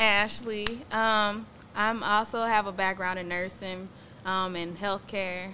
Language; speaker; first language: English; native; English